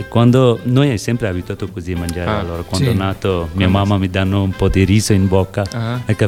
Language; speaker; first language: Italian; non-native, learner; Bangla